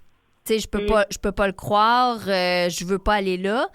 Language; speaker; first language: French; native; French